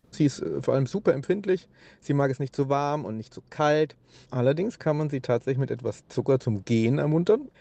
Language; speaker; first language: German; native; German